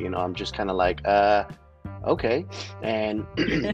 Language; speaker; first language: English; native; English